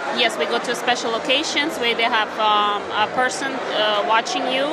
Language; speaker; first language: English; non-native, fluent; Ukrainian